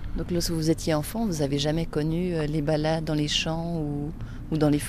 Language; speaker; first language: French; native; French